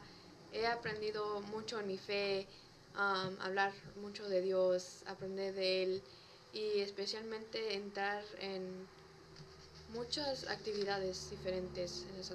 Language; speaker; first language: Spanish; early bilingual, other home language; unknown